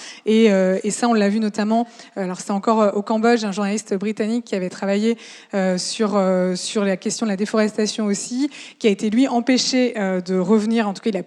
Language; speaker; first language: French; native; French